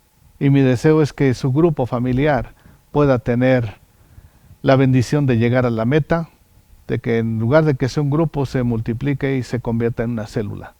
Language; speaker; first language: Spanish; native; Spanish